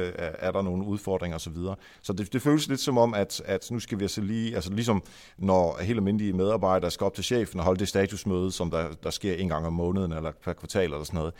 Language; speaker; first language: Danish; early bilingual, other home language; Dutch